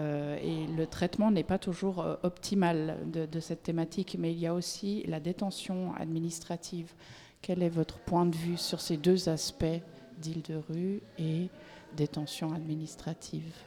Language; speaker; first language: French; native; French